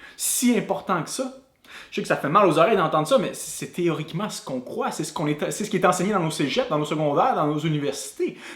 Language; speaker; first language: French; native; French